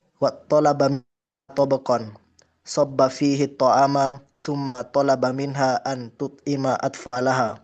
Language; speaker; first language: Arabic; non-native, learner; Indonesian